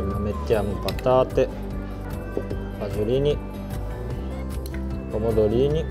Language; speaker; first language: Italian; non-native, learner; Japanese